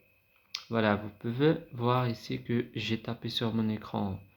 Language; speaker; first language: French; non-native, fluent; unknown